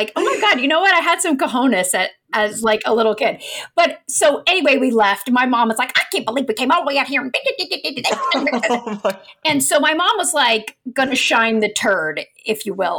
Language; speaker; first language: English; native; English